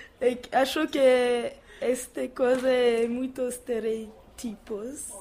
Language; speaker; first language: Portuguese; non-native, learner; French